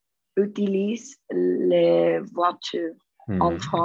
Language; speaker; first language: French; non-native, learner; Spanish